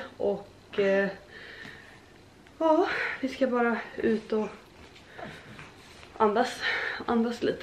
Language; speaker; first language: Swedish; native; Swedish